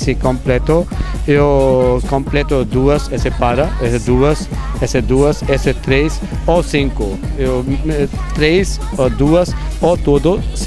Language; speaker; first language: Portuguese; non-native, learner; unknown